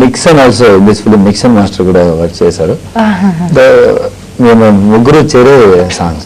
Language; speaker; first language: Telugu; non-native, learner; Tamil